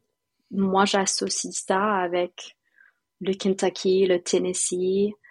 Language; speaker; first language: French; non-native, fluent; English